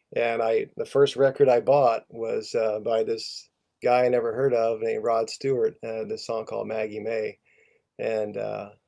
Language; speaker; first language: English; native; English